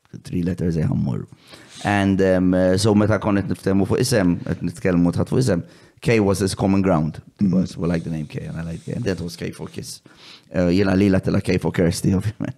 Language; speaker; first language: English; non-native, local second language; Maltese